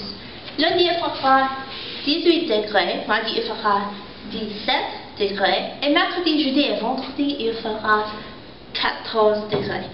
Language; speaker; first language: French; non-native, learner; English